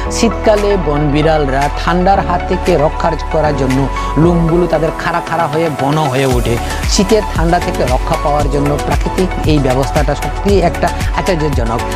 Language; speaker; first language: Bangla; non-native, local second language; Kok Borok